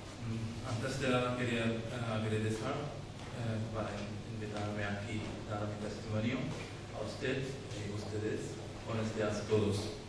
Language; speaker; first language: Spanish; non-native, learner; Urdu